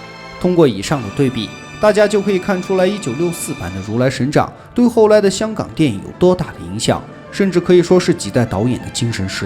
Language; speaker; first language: Chinese; native; Chinese